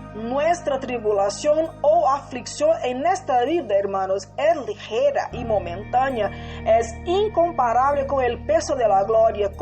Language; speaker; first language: Spanish; non-native, fluent; Portuguese